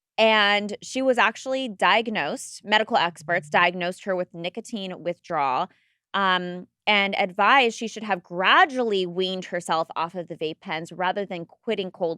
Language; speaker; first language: English; native; English